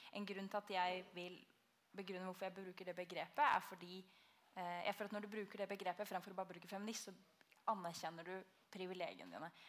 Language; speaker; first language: Norwegian; early bilingual, other home language; Albanian